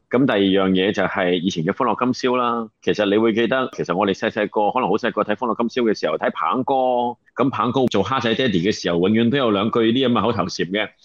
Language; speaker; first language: Cantonese; native; Cantonese